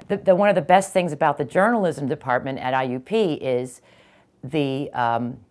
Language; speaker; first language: English; native; English